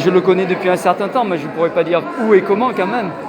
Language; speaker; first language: French; native; French